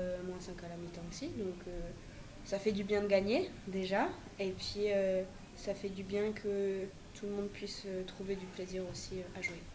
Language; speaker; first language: French; native; French